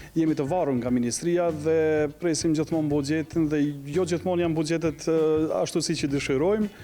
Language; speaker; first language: Albanian; native; Albanian